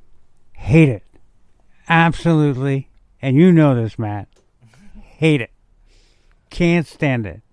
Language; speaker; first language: English; native; English